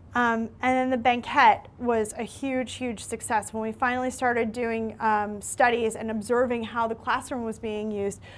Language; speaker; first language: English; native; English